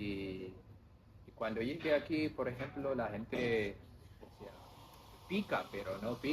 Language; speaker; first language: Spanish; non-native, fluent; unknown